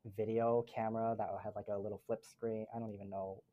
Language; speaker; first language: English; native; English